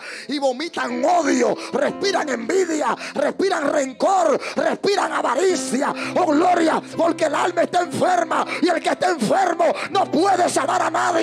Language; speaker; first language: Spanish; native; Spanish